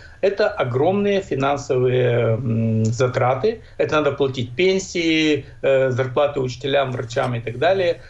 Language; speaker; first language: Russian; native; Russian